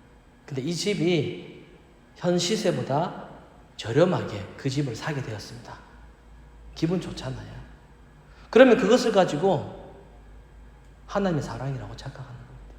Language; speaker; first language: Korean; native; Korean